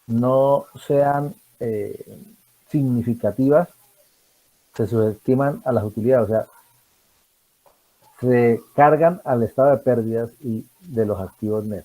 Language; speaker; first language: Spanish; native; Spanish